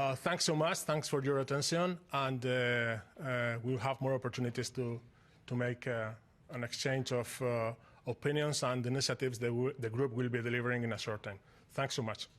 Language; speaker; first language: English; non-native, fluent; Basque